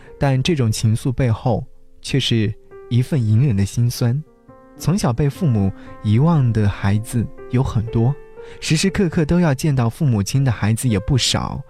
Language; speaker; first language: Chinese; native; Chinese